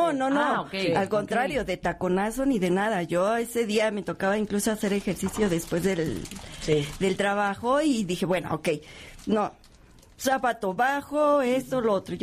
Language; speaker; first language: Spanish; native; Spanish